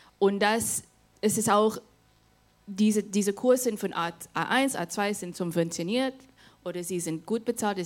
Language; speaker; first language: German; non-native, fluent; English